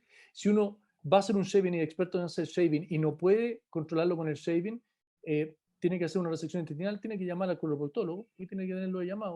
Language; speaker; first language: Spanish; native; Spanish